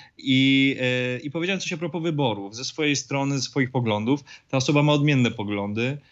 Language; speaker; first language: Polish; native; Polish